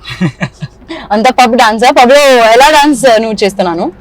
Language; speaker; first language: Telugu; non-native, learner; Gujarati